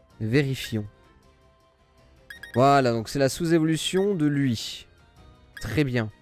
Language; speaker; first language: French; native; French